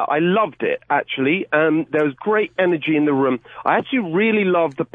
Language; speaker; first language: English; native; English